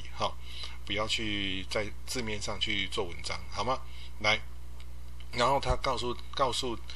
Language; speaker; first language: Chinese; non-native, local second language; Min Nan Chinese